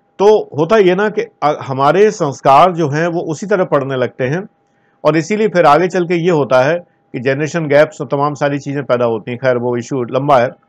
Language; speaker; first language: Hindi; native; Hindi